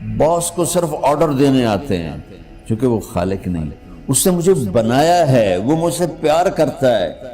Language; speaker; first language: Urdu; non-native, local second language; Punjabi